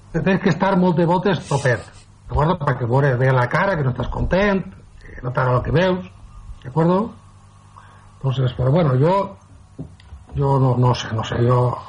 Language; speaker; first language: Catalan; native; Catalan